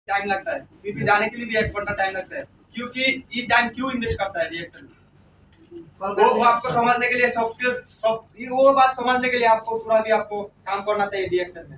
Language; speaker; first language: Hindi; non-native, learner; Bangla